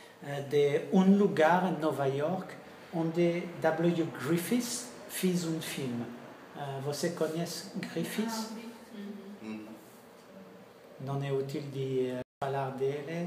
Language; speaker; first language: Portuguese; non-native, fluent; French